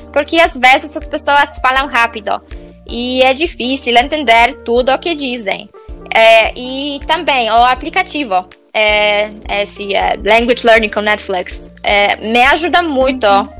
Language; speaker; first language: Portuguese; non-native, fluent; Polish